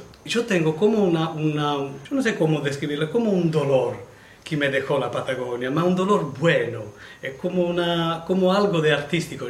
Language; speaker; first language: Spanish; non-native, learner; Italian